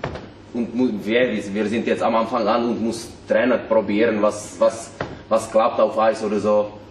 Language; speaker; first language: German; non-native, learner; Czech